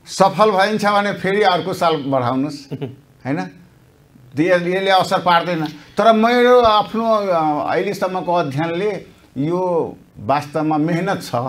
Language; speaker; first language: Nepali; non-native, local second language; Maithili